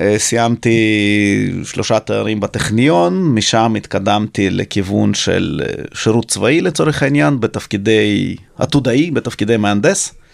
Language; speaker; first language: Hebrew; early bilingual, other home language; Russian